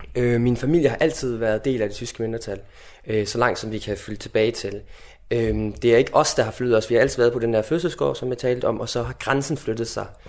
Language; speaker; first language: Danish; native; Danish